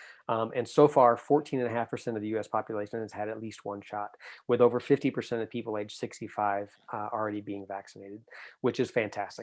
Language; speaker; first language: English; native; English